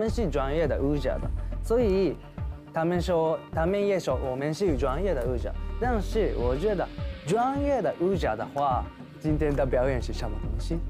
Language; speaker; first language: Chinese; non-native, fluent; Japanese